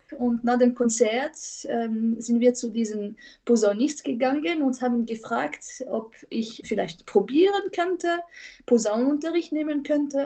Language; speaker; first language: German; non-native, fluent; French